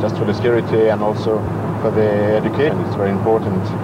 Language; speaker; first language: English; non-native, fluent; French